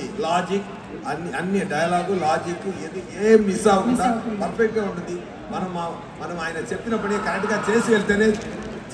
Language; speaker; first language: Telugu; non-native, learner; Tamil